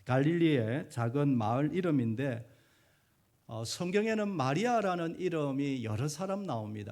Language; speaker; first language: Korean; native; Korean